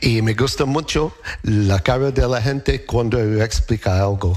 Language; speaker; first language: Spanish; non-native, learner; English